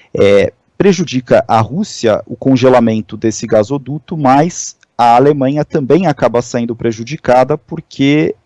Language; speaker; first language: Portuguese; native; Portuguese